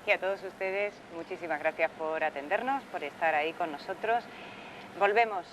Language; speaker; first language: Spanish; native; Spanish